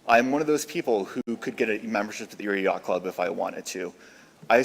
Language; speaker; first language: English; native; English